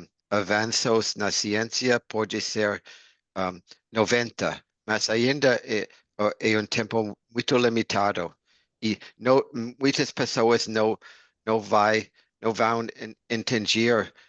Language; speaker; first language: Portuguese; non-native, learner; English